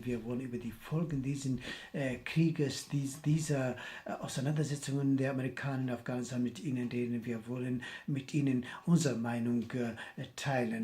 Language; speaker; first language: German; non-native, fluent; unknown